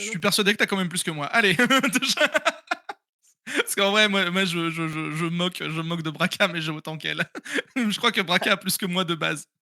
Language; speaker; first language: French; native; French